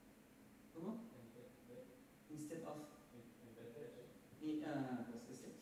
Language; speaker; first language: Spanish; non-native, fluent; French